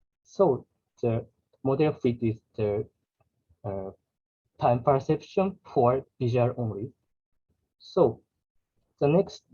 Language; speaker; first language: English; non-native, learner; Japanese